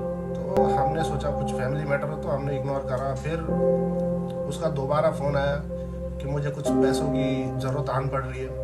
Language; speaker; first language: Hindi; native; Hindi